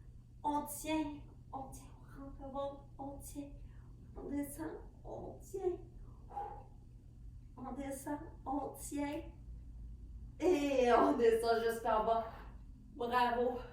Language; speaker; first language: French; native; French